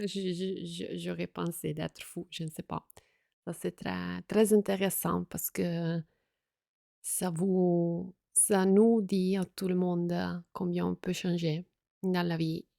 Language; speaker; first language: French; non-native, fluent; Italian